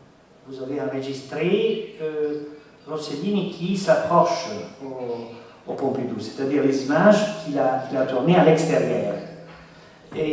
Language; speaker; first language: French; non-native, fluent; Italian